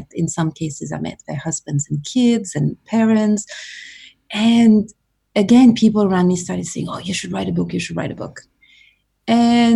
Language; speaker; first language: English; non-native, fluent; French